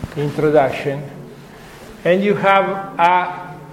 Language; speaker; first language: English; non-native, fluent; Italian